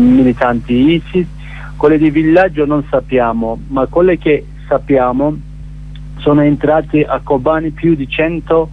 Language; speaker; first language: Italian; non-native, learner; Kurdish